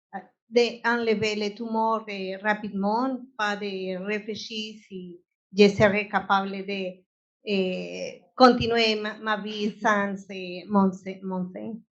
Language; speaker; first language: French; non-native, learner; Spanish